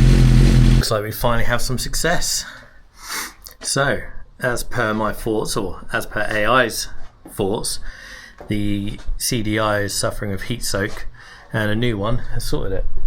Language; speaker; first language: English; native; English